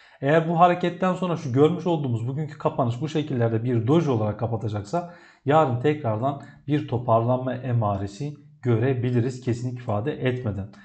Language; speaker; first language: Turkish; native; Turkish